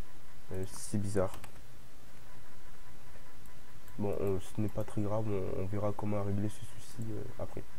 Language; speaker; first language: French; native; French